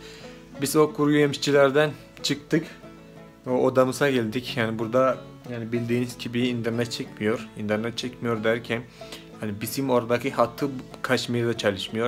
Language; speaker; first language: Turkish; non-native, fluent; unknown